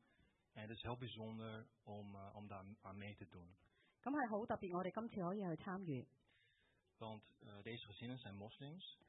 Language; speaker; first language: Dutch; early bilingual, other home language; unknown